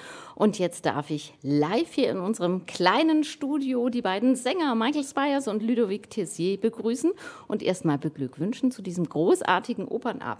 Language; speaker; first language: German; native; German